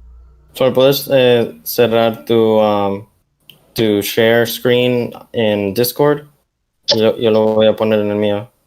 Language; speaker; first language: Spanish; early bilingual, heritage; Spanish